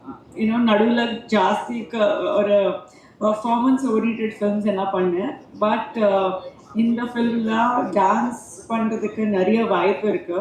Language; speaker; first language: Tamil; non-native, fluent; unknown